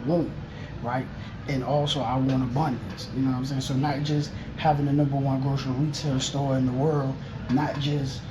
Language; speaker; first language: English; native; English